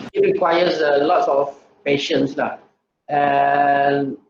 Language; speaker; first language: English; non-native, local second language; Malay